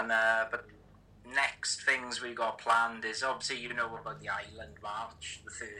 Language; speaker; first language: English; native; English